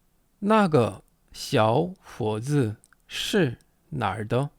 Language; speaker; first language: Chinese; non-native, fluent; Korean